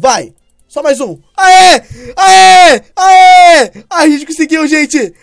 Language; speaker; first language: Portuguese; native; Portuguese